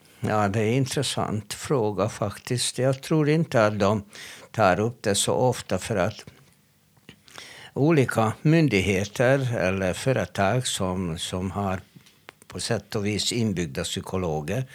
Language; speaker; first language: Swedish; non-native, fluent; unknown